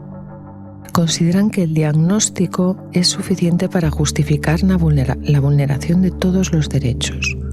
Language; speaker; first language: Spanish; native; Spanish